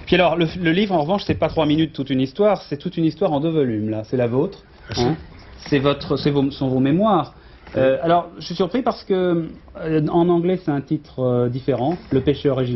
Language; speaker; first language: French; native; French